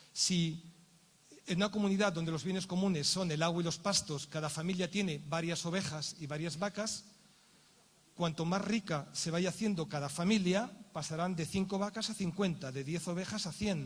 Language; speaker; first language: Spanish; native; Spanish